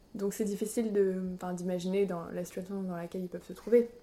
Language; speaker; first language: French; native; French